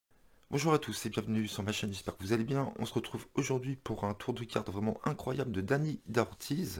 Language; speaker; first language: French; native; French